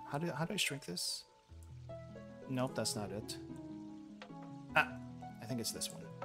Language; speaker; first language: English; native; English